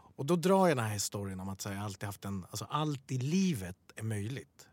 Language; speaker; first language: Swedish; early bilingual, other home language; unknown